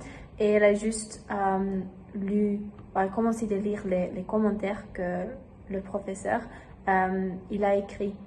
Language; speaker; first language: French; non-native, learner; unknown